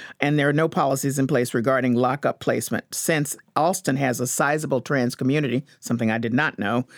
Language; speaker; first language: English; native; English